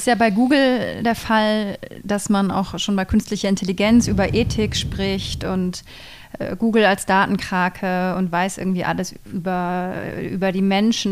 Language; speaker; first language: German; native; German